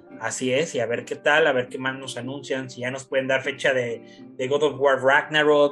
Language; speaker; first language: Spanish; native; Spanish